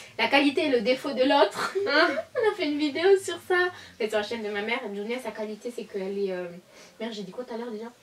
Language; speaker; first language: French; early bilingual, other home language; Arabic